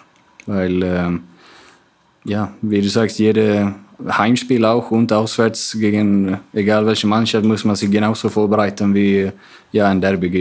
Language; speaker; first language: German; non-native, fluent; Swedish